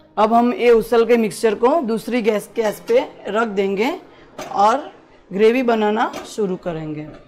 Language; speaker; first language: Hindi; non-native, local second language; Gujarati